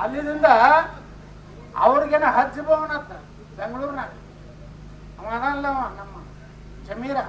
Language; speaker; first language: Kannada; native; Kannada